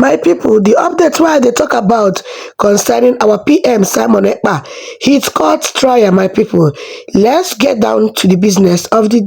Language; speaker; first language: English; non-native, local second language; Igbo